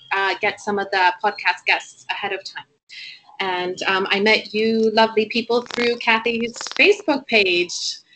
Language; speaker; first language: English; non-native, fluent; Spanish